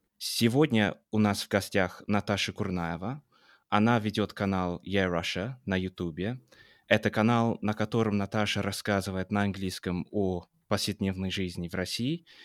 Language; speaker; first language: Russian; non-native, fluent; English